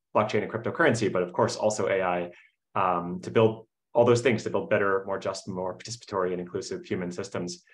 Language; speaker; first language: English; native; English